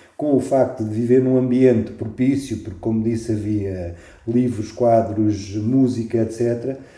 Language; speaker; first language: Portuguese; non-native, fluent; French